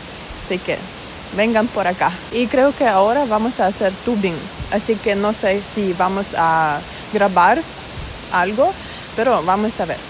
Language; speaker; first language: Spanish; non-native, fluent; Russian